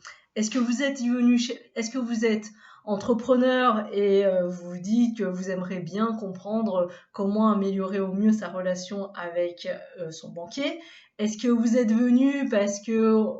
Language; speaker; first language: French; native; French